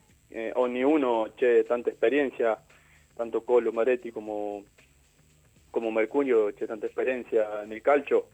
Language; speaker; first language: Italian; non-native, learner; Spanish